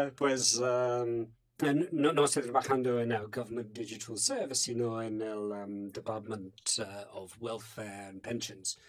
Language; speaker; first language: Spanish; non-native, fluent; English